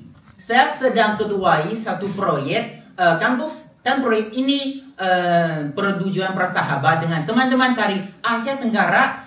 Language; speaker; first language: Indonesian; non-native, fluent; Chinese